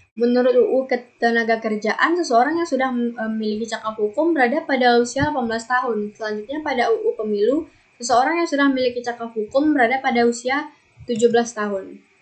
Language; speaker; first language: Indonesian; native; Indonesian